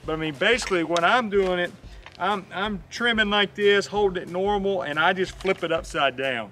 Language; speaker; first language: English; native; English